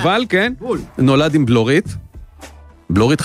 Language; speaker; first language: Hebrew; native; Hebrew